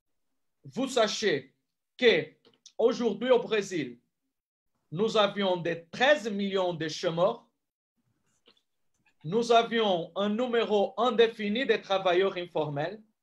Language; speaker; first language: French; non-native, fluent; Portuguese